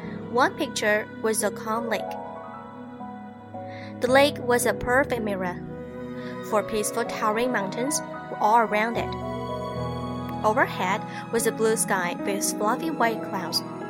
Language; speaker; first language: English; non-native, fluent; Chinese